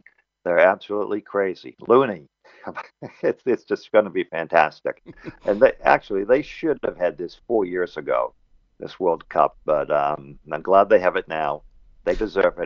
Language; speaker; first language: English; native; English